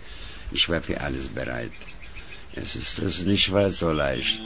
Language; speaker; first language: German; non-native, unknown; Russian